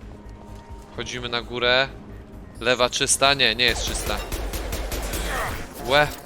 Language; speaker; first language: Polish; native; Polish